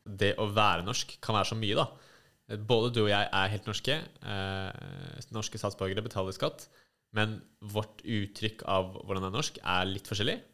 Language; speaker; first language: Norwegian; native; Norwegian